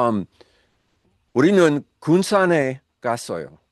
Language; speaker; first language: Korean; non-native, learner; English